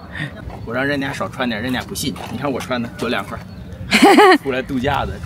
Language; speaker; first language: Chinese; native; Chinese